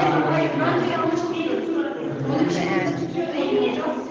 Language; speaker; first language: Turkish; native; Turkish